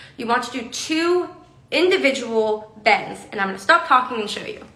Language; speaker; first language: English; native; English